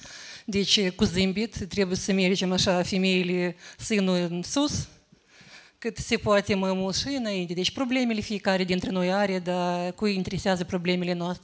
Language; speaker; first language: Romanian; native; Romanian